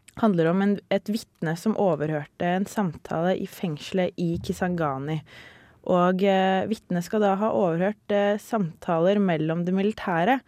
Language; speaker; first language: Norwegian; native; Norwegian